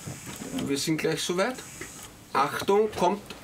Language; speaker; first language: German; native; German